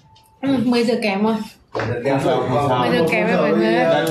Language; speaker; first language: Vietnamese; native; Vietnamese